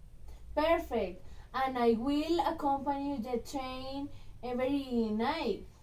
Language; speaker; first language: English; non-native, learner; Spanish